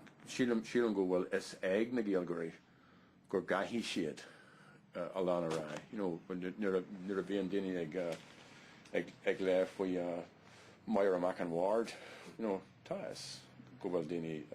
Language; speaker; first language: Irish; non-native, learner; English